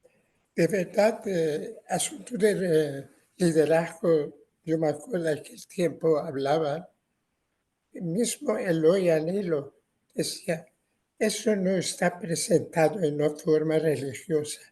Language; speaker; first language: Spanish; non-native, fluent; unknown